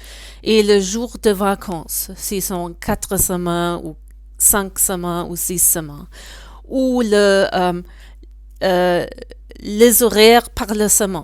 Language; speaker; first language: French; non-native, learner; German